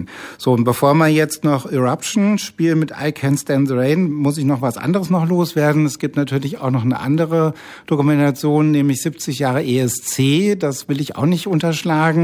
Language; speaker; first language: German; native; German